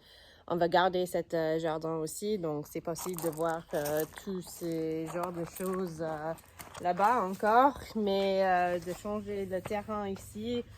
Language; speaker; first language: French; non-native, learner; English